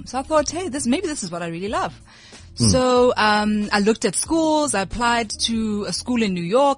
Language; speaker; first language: English; non-native, local second language; Southern Sotho